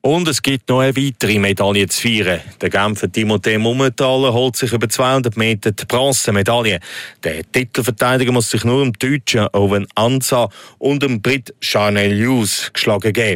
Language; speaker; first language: German; native; German